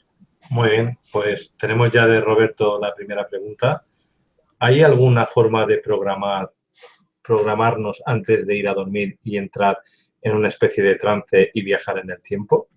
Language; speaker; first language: Spanish; native; Spanish